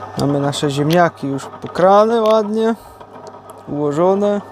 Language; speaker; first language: Polish; native; Polish